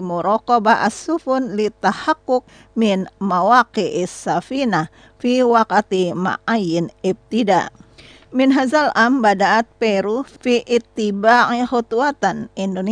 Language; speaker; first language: Arabic; non-native, fluent; Indonesian